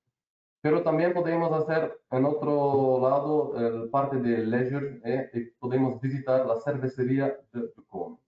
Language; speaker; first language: Spanish; non-native, learner; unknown